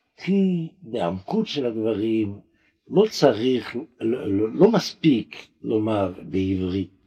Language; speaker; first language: Hebrew; non-native, fluent; French